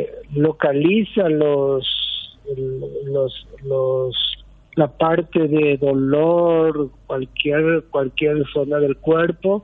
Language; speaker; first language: Spanish; native; Spanish